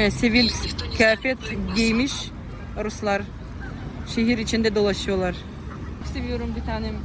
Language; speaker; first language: Turkish; non-native, learner; Russian